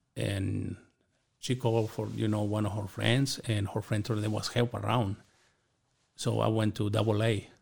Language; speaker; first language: English; non-native, learner; Spanish